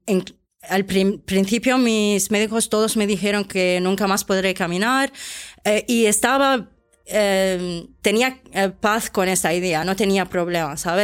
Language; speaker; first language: Spanish; non-native, fluent; Arabic